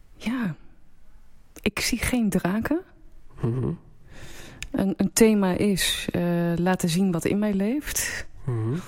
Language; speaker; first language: Dutch; native; Dutch